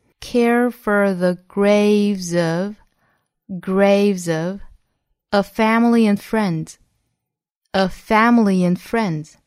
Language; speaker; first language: English; non-native, fluent; Chinese